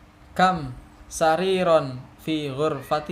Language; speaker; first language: Arabic; non-native, learner; Indonesian